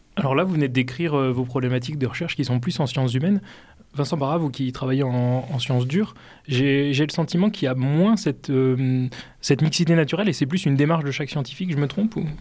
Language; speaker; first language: French; native; French